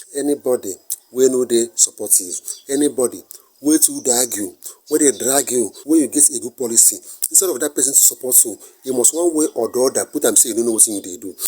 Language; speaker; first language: Nigerian Pidgin; non-native, local second language; Igbo